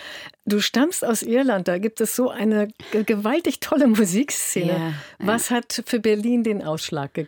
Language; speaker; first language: German; native; German